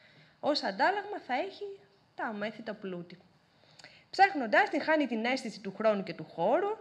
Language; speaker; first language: Greek; native; Greek